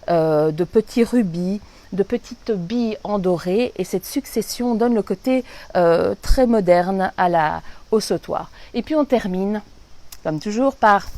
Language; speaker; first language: French; native; French